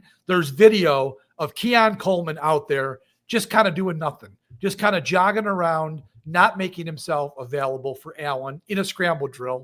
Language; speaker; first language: English; native; English